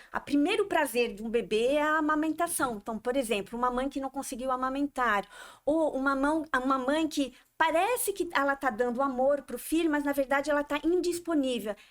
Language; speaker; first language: Portuguese; non-native, fluent; French